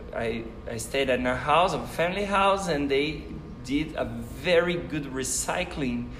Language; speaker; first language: English; non-native, fluent; Portuguese